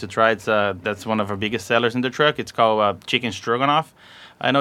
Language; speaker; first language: English; non-native, fluent; Portuguese